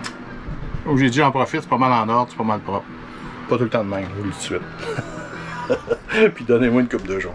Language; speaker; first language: French; native; French